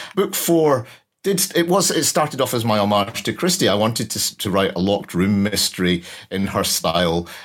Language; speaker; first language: English; native; English